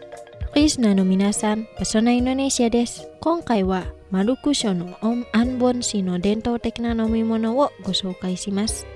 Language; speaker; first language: Japanese; non-native, fluent; Indonesian